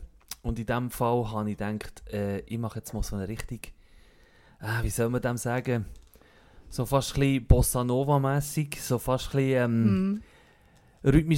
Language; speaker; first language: German; native; German